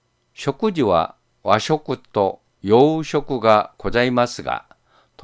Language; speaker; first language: Japanese; non-native, fluent; Korean